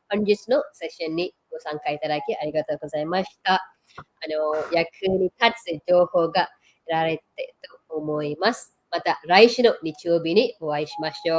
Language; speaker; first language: Japanese; non-native, fluent; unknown